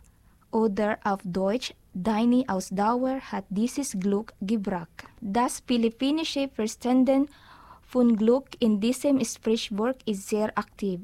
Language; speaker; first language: German; non-native, learner; Filipino